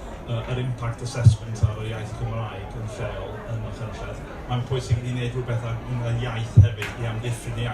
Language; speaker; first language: Welsh; non-native, local second language; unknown